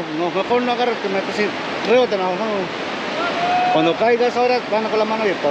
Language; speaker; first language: Spanish; native; Spanish